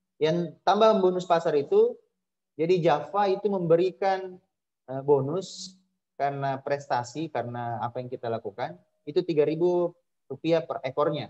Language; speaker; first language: Indonesian; native; Indonesian